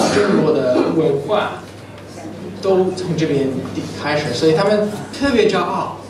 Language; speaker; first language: Chinese; non-native, learner; English